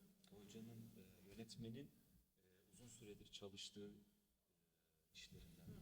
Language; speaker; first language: Turkish; native; Turkish